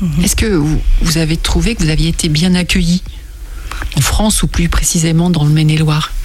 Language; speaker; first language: French; native; French